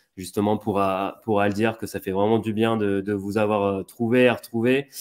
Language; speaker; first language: French; native; French